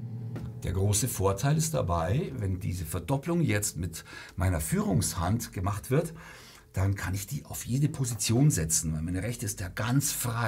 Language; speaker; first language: German; native; German